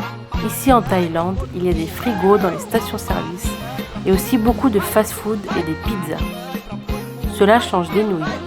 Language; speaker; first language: French; native; French